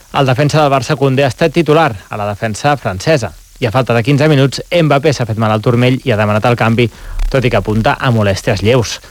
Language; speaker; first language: Catalan; native; Catalan